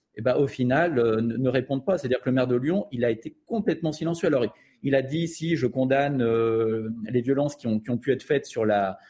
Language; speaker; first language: French; native; French